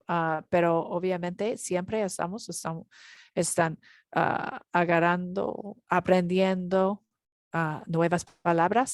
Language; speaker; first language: Spanish; non-native, learner; English